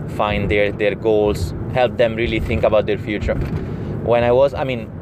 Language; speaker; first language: English; non-native, fluent; Italian